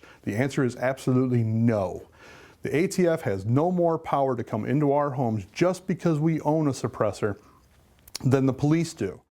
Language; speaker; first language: English; native; English